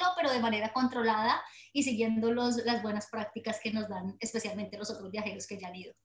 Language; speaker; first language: Spanish; native; Spanish